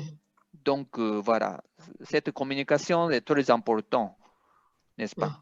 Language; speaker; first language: French; non-native, fluent; Japanese